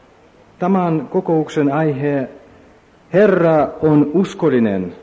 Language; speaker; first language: Finnish; non-native, learner; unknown